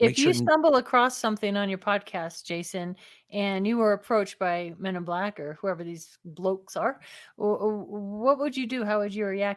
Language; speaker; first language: English; native; English